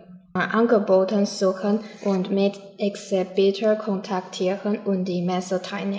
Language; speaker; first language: German; non-native, learner; Chinese